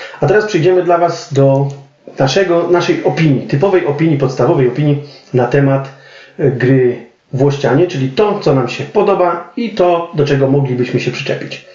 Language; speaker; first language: Polish; native; Polish